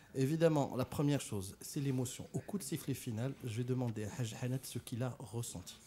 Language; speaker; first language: French; non-native, local second language; Arabic